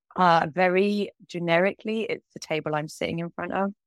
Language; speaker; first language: English; native; English